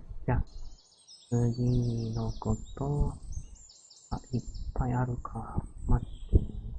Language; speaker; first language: Japanese; non-native, learner; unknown